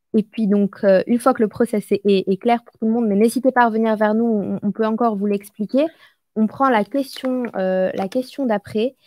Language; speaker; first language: French; non-native, local second language; Arabic